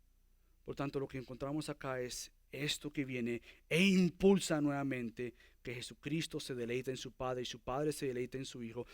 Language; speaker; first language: Spanish; native; Spanish